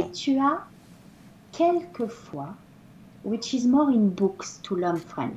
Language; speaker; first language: English; non-native, fluent; French